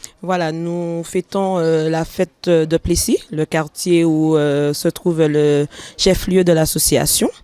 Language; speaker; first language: French; native; French